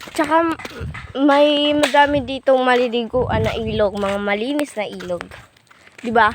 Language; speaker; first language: Filipino; non-native, local second language; Bikol